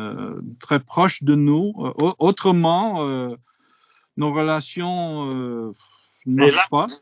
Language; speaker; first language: French; non-native, fluent; English